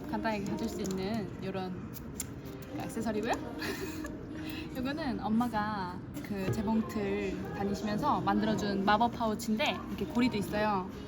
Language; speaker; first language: Korean; native; Korean